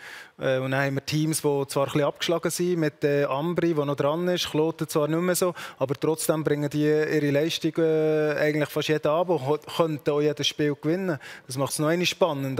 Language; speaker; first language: German; native; German